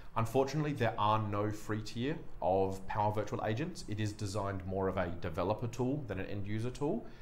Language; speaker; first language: English; native; English